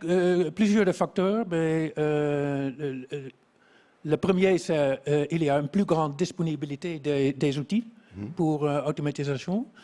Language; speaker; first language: French; non-native, fluent; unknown